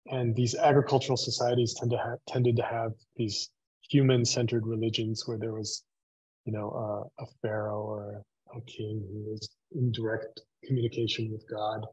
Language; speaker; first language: English; native; English